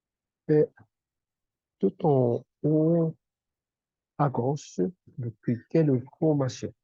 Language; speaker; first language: French; non-native, fluent; Japanese